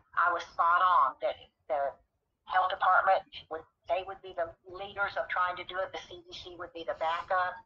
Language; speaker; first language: English; native; English